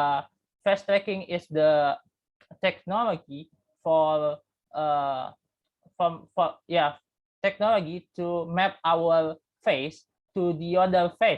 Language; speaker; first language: English; non-native, learner; Indonesian